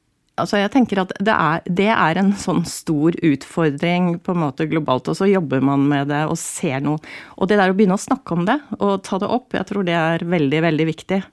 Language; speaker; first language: Norwegian; native; Norwegian